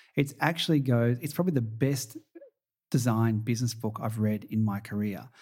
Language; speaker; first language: English; native; English